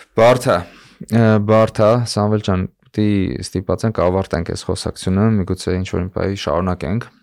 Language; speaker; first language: Armenian; native; Armenian